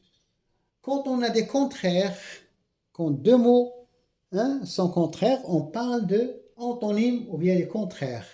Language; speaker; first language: French; non-native, local second language; Arabic